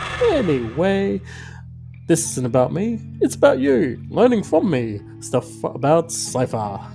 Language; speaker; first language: English; native; English